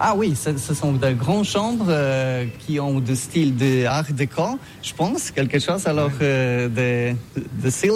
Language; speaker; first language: French; non-native, learner; Polish